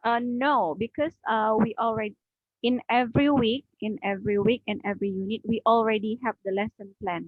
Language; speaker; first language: English; non-native, learner; Indonesian